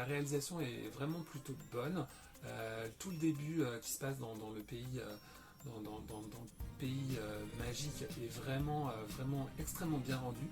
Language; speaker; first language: French; native; French